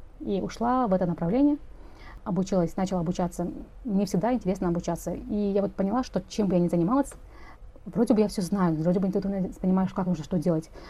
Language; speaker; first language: Russian; non-native, local second language; Kazakh